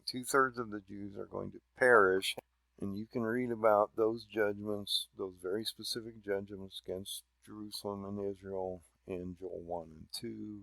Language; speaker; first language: English; native; English